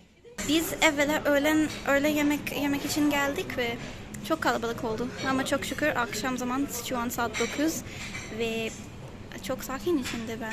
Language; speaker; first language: Turkish; non-native, learner; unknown